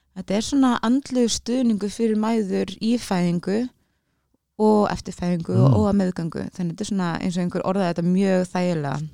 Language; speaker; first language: Icelandic; native; Icelandic